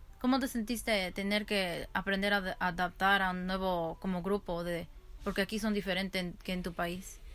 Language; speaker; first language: Spanish; early bilingual, heritage; Spanish